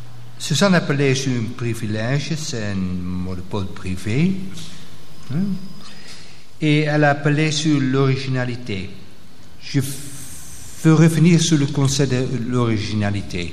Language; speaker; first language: French; non-native, local second language; Dutch